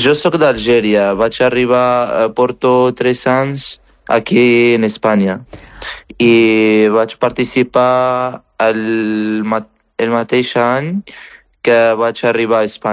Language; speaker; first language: Catalan; non-native, fluent; Arabic